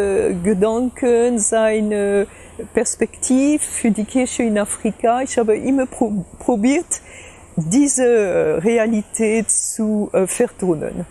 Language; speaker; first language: German; non-native, fluent; French